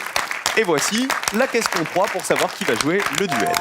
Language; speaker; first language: French; native; French